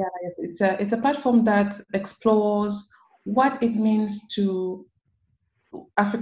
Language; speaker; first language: English; non-native, local second language; French